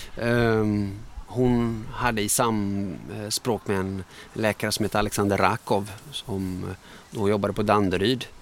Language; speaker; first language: Swedish; early bilingual, other home language; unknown